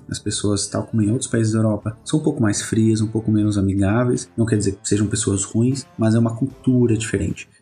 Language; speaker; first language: Portuguese; native; Portuguese